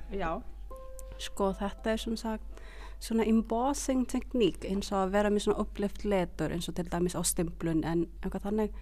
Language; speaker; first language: Icelandic; early bilingual, other home language; Filipino